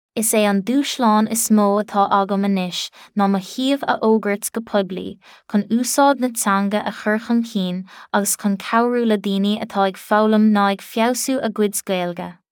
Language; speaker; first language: Irish; non-native, local second language; English